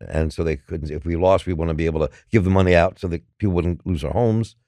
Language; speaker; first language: English; native; English